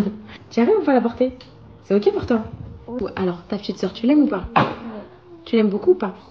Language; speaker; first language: French; native; French